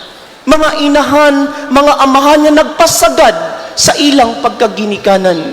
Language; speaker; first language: Cebuano; native; Cebuano